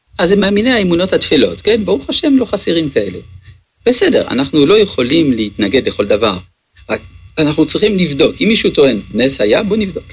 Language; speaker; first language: Hebrew; early bilingual, other home language; French